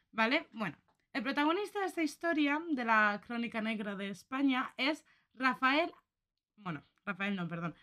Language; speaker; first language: Spanish; native; Spanish